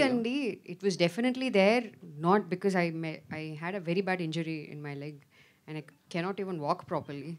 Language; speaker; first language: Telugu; non-native, fluent; Tamil